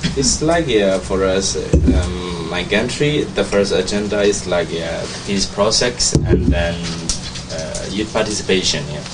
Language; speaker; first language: English; non-native, learner; Burmese